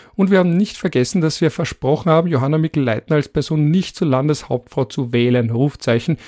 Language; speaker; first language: German; native; German